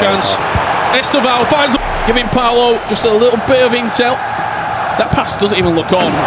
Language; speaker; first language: English; native; English